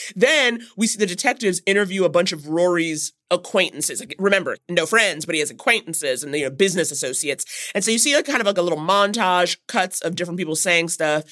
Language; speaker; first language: English; native; English